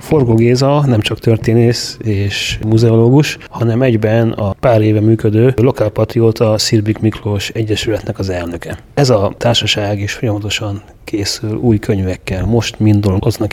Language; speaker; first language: Hungarian; native; Hungarian